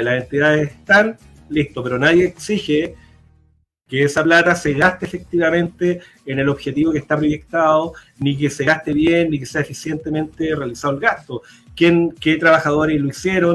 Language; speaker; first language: Spanish; native; Spanish